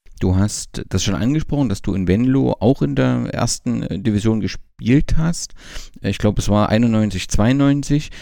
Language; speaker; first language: German; native; German